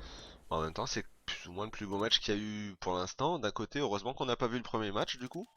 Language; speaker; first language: French; native; French